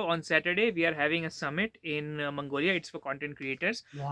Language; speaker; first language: English; non-native, local second language; Hindi